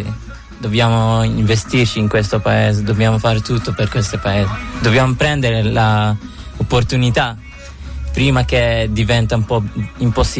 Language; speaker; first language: Italian; non-native, fluent; Arabic